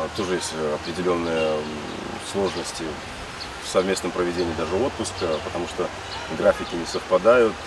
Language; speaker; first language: Russian; native; Russian